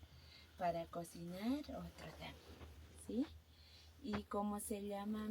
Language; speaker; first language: Spanish; non-native, local second language; Aymara